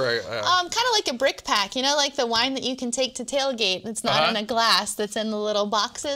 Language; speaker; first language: English; native; English